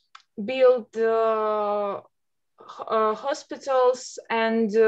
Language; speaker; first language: English; non-native, learner; Russian